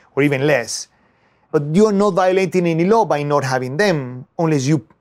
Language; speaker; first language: English; non-native, fluent; Spanish